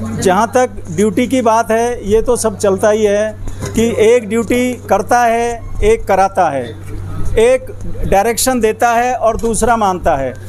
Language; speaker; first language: Hindi; native; Hindi